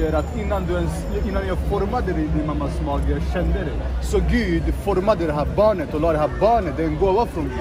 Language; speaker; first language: Swedish; non-native, fluent; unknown